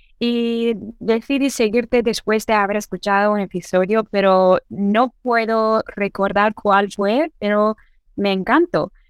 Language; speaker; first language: Spanish; non-native, learner; Persian